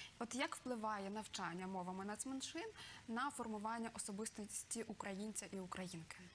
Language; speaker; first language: Ukrainian; native; Ukrainian